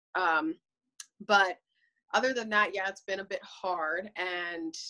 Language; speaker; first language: English; native; English